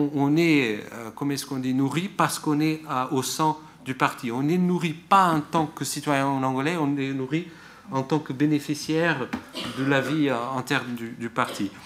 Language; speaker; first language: French; non-native, fluent; Portuguese